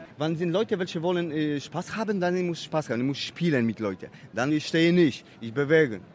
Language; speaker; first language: German; non-native, learner; Polish